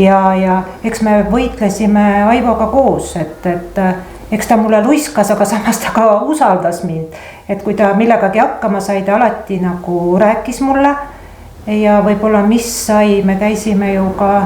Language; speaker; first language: Estonian; native; Estonian